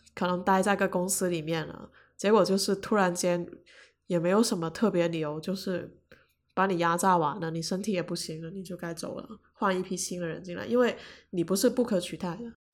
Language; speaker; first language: Chinese; non-native, local second language; Cantonese